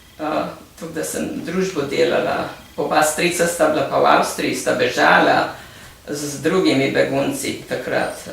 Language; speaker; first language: Slovenian; native; Slovenian